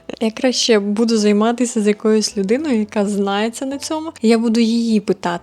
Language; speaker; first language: Ukrainian; native; Ukrainian